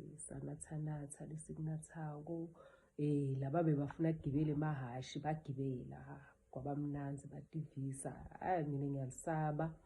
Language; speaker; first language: Zulu; non-native, local second language; Swati